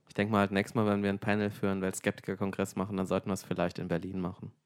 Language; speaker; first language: German; native; German